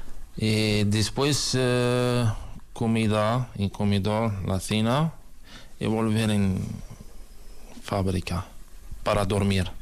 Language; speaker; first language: Spanish; non-native, learner; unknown